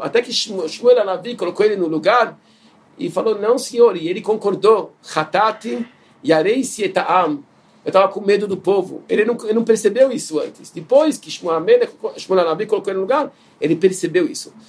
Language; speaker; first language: Portuguese; non-native, fluent; Hebrew